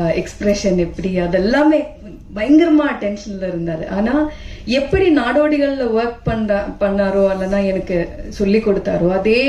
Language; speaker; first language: Tamil; non-native, fluent; Malayalam